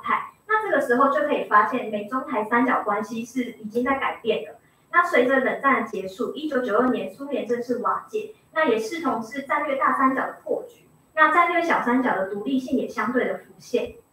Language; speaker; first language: Chinese; native; Chinese